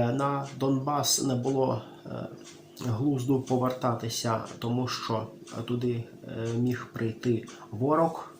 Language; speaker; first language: Ukrainian; non-native, local second language; Russian